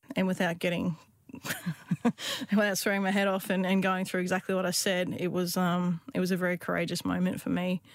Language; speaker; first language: English; native; English